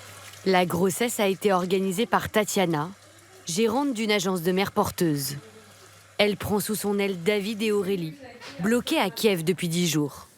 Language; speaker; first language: French; native; French